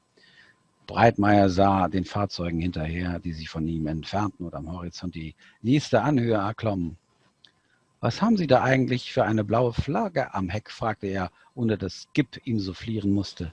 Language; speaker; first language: German; native; German